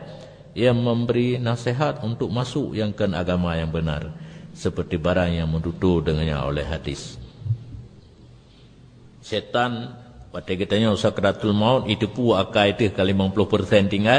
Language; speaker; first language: Indonesian; non-native, local second language; Achinese